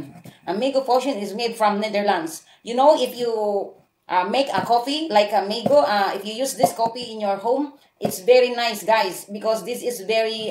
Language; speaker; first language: English; non-native, learner; Filipino